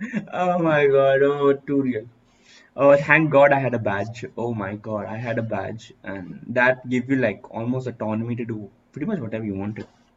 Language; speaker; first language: English; early bilingual, other home language; Hindi